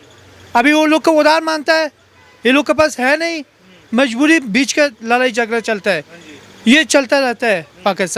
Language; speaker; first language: Hindi; non-native, learner; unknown